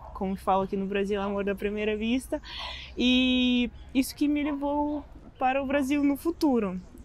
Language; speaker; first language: Portuguese; non-native, fluent; Russian